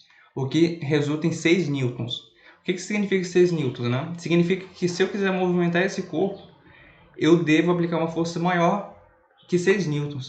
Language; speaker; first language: Portuguese; native; Portuguese